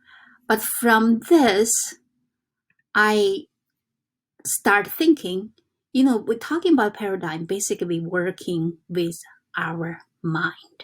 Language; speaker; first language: English; non-native, fluent; Chinese